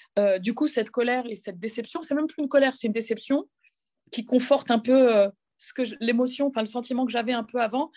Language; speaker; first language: French; native; French